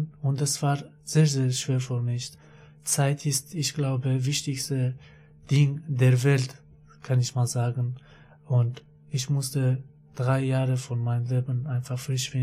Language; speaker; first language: German; non-native, learner; Arabic